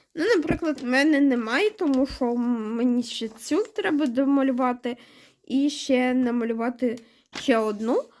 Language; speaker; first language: Ukrainian; non-native, local second language; Russian